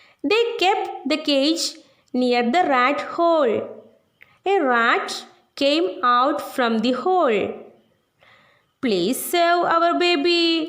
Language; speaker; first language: English; non-native, local second language; Malayalam